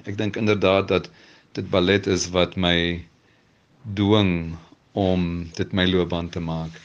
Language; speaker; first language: Afrikaans; native; Afrikaans